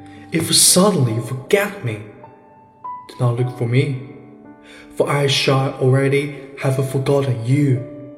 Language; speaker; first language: English; non-native, fluent; Chinese